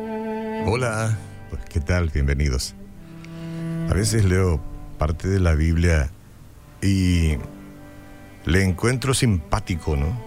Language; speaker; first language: Spanish; native; Spanish